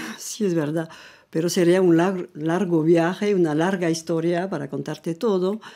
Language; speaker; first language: Spanish; non-native, fluent; French